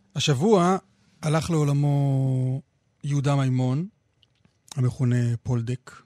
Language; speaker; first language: Hebrew; native; Hebrew